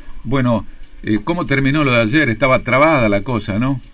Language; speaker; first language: Spanish; native; Spanish